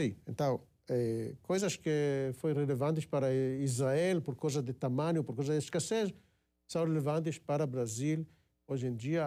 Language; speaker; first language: Portuguese; non-native, fluent; Hebrew